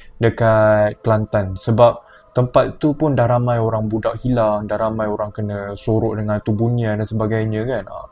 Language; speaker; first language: Malay; native; Malay